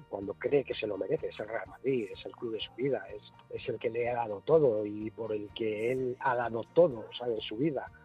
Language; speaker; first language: Spanish; native; Spanish